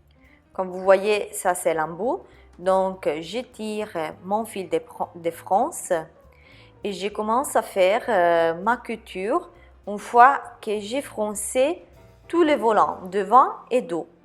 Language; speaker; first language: French; non-native, fluent; Italian